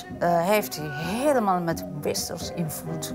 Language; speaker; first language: Dutch; non-native, fluent; Amharic